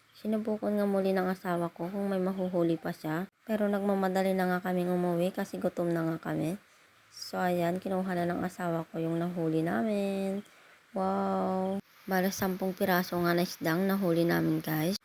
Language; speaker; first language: Filipino; non-native, local second language; Iloko